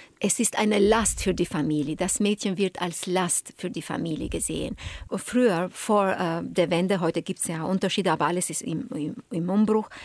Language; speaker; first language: German; non-native, fluent; Albanian